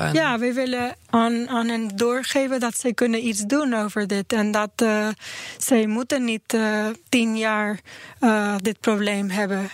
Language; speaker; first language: Dutch; non-native, learner; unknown